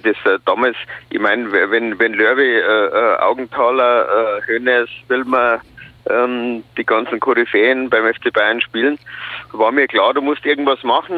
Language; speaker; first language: German; native; German